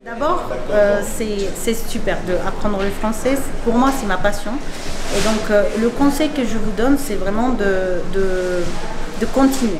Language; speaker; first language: French; non-native, fluent; Spanish